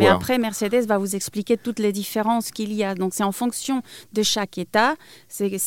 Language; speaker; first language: French; non-native, fluent; Spanish